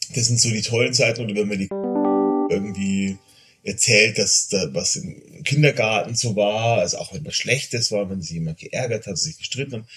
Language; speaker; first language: German; non-native, fluent; Spanish